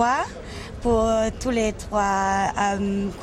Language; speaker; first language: French; non-native, local second language; Dutch